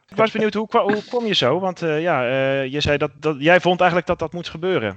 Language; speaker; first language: Dutch; native; Dutch